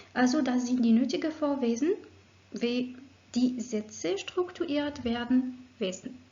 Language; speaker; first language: German; non-native, fluent; Arabic